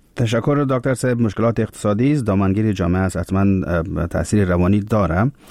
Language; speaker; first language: Persian; native; Persian